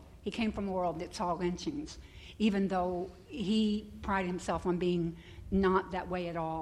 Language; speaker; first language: English; native; English